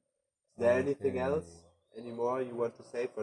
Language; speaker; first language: English; non-native, fluent; German